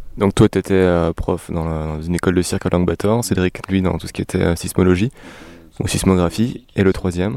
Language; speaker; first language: French; native; French